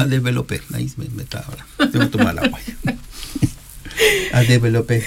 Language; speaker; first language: French; non-native, learner; Spanish